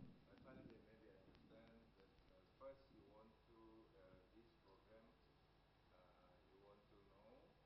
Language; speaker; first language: English; non-native, fluent; Indonesian